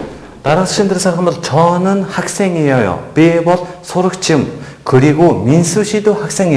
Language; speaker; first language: Korean; non-native, fluent; Mongolian